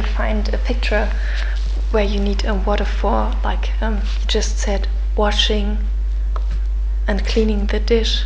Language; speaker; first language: English; non-native, fluent; German